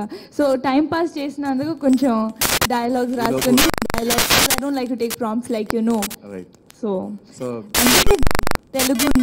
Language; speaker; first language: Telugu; non-native, learner; Hindi